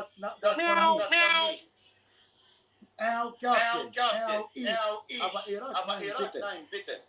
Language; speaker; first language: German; non-native, learner; Arabic